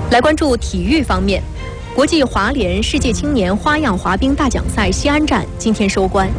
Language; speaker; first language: Chinese; native; Chinese